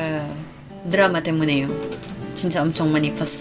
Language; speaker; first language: Korean; non-native, learner; Indonesian